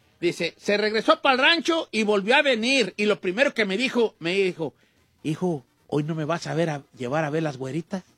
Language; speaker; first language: Spanish; native; Spanish